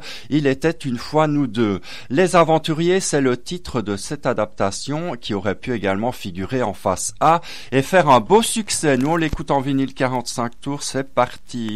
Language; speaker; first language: French; native; French